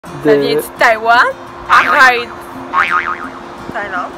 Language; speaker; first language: French; native; French